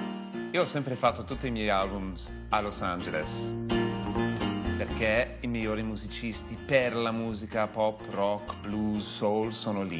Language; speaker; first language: Italian; non-native, fluent; English